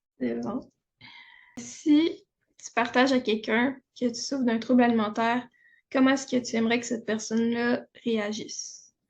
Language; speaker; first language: French; native; French